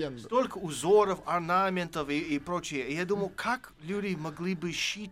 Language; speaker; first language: Russian; non-native, fluent; English